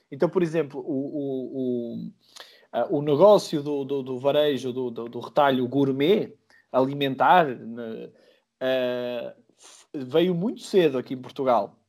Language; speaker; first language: Portuguese; native; Portuguese